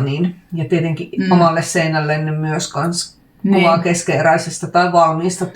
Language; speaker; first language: Finnish; native; Finnish